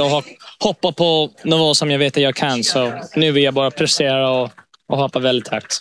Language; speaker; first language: Swedish; early bilingual, heritage; English